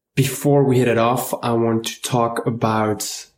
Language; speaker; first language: English; non-native, fluent; Dutch